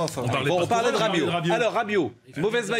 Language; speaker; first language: French; native; French